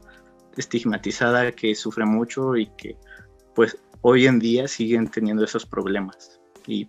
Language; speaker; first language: Spanish; native; Spanish